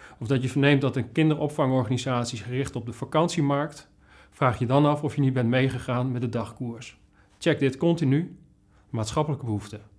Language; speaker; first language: Dutch; native; Dutch